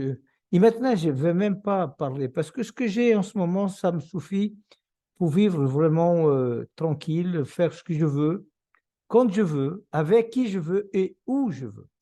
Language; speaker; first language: French; non-native, fluent; Portuguese